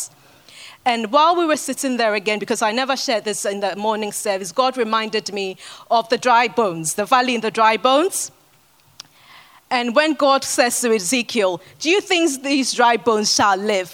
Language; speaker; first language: English; non-native, local second language; Akan